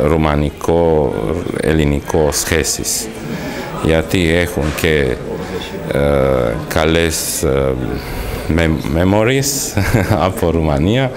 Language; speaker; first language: Greek; non-native, learner; Romanian